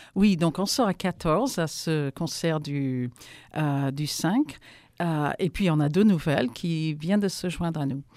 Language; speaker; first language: French; non-native, fluent; English